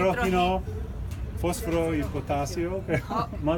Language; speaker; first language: Spanish; non-native, learner; English